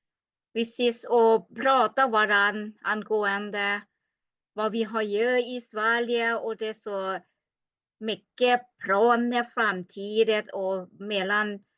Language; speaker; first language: Swedish; non-native, learner; Thai